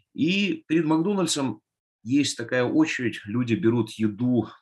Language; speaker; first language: Russian; native; Russian